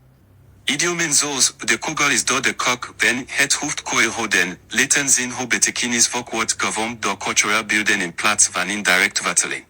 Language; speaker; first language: Dutch; non-native, learner; English